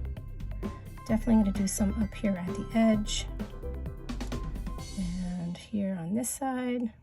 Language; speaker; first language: English; native; English